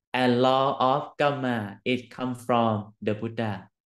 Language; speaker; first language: English; non-native, learner; Thai